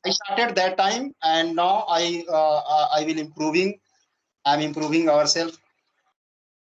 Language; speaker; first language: English; non-native, learner; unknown